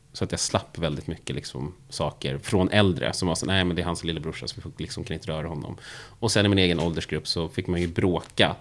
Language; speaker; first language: Swedish; native; Swedish